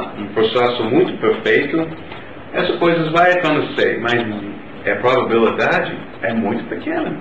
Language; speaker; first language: Portuguese; non-native, learner; English